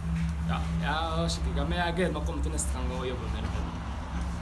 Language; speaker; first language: Norwegian; early bilingual, other home language; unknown